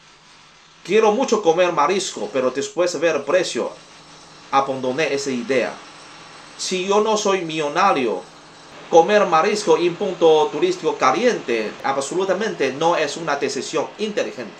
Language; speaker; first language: Spanish; non-native, learner; Chinese